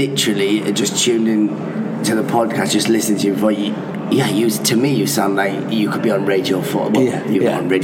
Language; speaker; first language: English; non-native, local second language; Persian